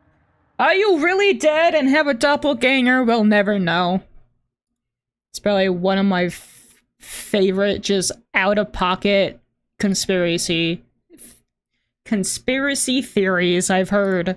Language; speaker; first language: English; native; English